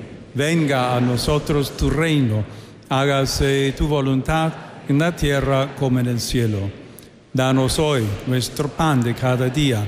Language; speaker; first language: Spanish; non-native, fluent; English